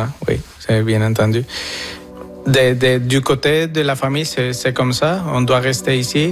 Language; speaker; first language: French; non-native, fluent; Spanish